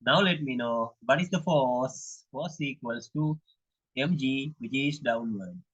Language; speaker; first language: English; non-native, local second language; Sinhala